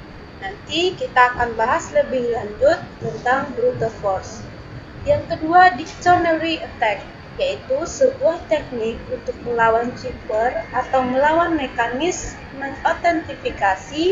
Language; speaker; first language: Indonesian; native; Indonesian